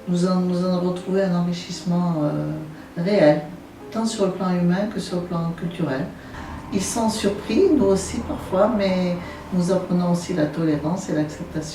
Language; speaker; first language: French; native; French